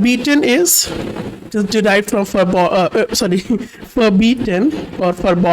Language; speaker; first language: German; non-native, fluent; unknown